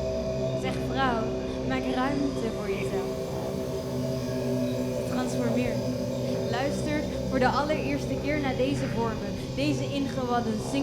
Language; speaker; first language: Dutch; early bilingual, other home language; Kinyarwanda